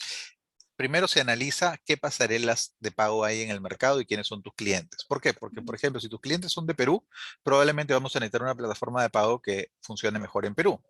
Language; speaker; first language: Spanish; native; Spanish